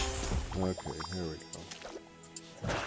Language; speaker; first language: English; native; English